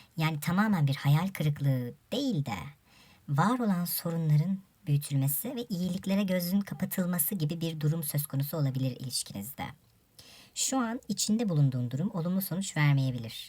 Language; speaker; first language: Turkish; native; Turkish